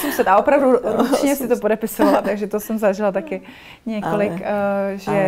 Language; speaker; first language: Czech; native; Czech